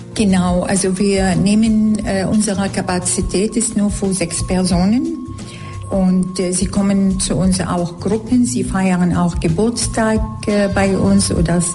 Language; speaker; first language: German; non-native, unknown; Arabic